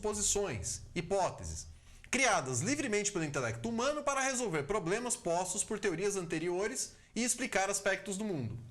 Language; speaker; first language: Portuguese; native; Portuguese